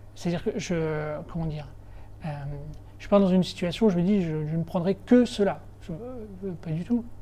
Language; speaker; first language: French; native; French